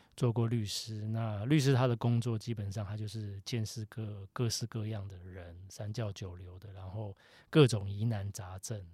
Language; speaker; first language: Chinese; native; Chinese